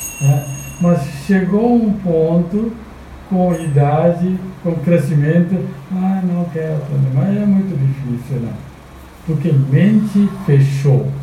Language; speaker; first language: Portuguese; non-native, fluent; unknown